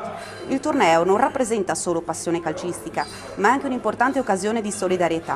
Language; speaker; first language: Italian; native; Italian